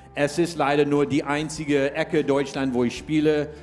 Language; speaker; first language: German; non-native, fluent; English